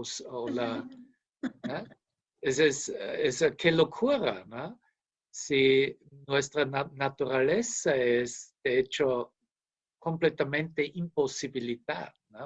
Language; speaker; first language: Spanish; non-native, fluent; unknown